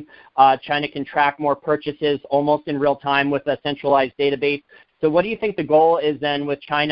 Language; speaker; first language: English; native; English